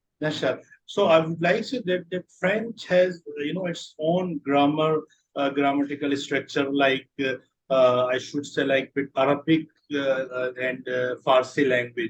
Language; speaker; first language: English; non-native, local second language; Urdu